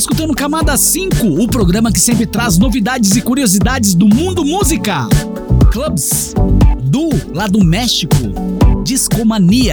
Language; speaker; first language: Portuguese; native; Portuguese